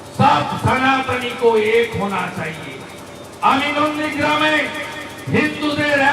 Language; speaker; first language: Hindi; non-native, local second language; Bangla